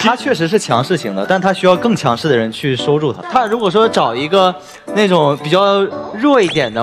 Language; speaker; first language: Chinese; native; Chinese